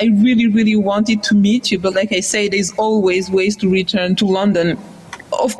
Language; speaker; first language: English; non-native, fluent; Wolof